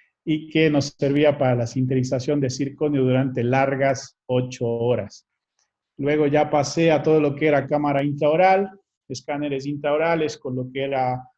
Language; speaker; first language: Spanish; native; Spanish